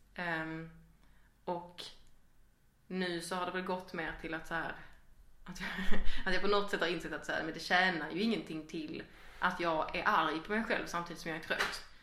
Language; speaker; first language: Swedish; native; Swedish